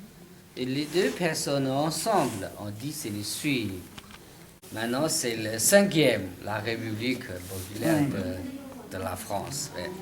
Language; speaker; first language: French; non-native, learner; Chinese